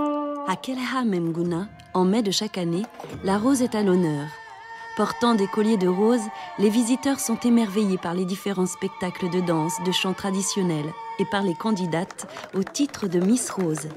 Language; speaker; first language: French; native; French